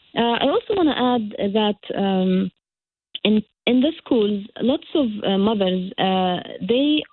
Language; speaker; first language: English; non-native, fluent; Arabic